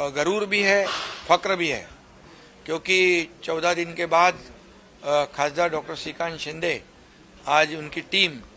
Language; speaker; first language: Hindi; non-native, local second language; Marathi